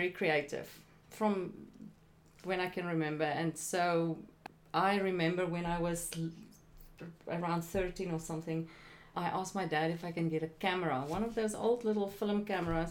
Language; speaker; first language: English; non-native, local second language; Afrikaans